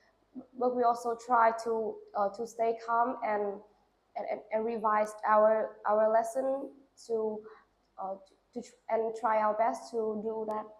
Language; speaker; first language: English; non-native, learner; Vietnamese